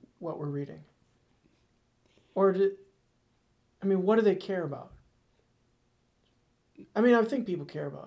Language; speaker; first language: English; native; English